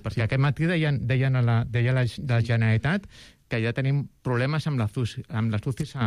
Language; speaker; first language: Catalan; native; Catalan